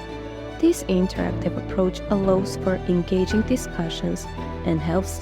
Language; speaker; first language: English; non-native, fluent; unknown